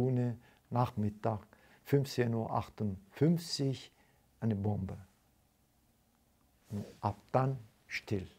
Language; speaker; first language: German; non-native, fluent; Turkish